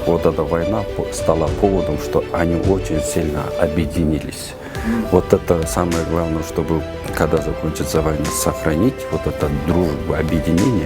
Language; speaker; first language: Russian; non-native, local second language; Kyrgyz